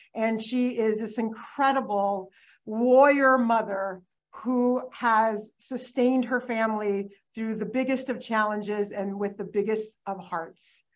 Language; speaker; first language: English; early bilingual, other home language; Spanish